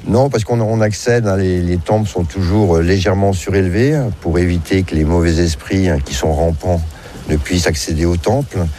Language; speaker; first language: French; native; French